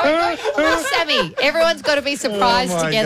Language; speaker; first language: English; native; English